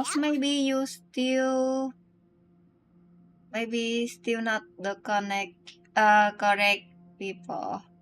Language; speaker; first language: English; non-native, learner; Vietnamese